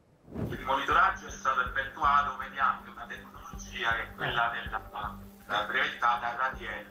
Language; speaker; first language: Italian; native; Italian